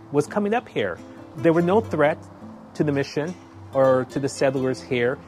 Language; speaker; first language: English; native; English